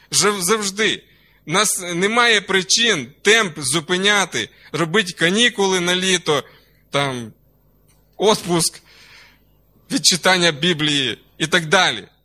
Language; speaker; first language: Ukrainian; non-native, local second language; Russian